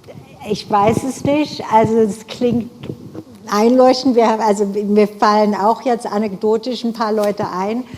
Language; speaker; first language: German; non-native, fluent; English